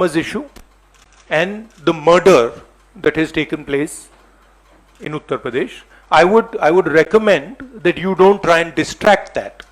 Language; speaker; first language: English; non-native, local second language; Hindi